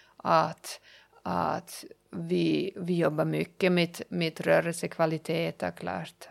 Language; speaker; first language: Swedish; non-native, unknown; German